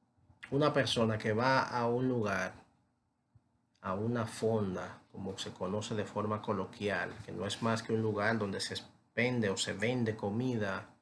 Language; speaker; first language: Spanish; native; Spanish